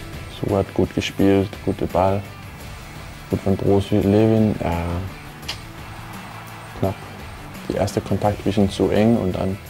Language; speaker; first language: German; non-native, fluent; Danish